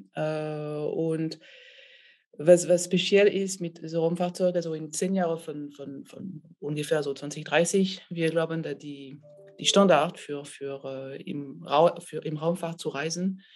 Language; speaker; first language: German; non-native, fluent; French